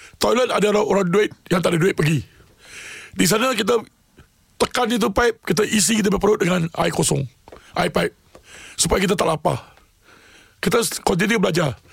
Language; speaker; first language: Malay; non-native, local second language; Tamil